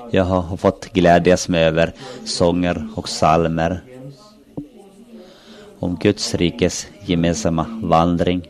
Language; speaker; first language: Swedish; non-native, local second language; Finnish